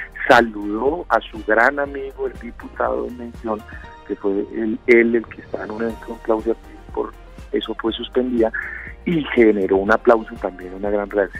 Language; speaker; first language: Spanish; native; Spanish